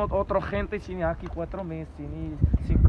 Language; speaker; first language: Spanish; non-native, learner; Arabic